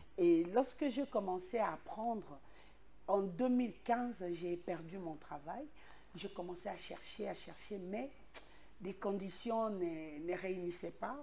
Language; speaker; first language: French; non-native, local second language; Lingala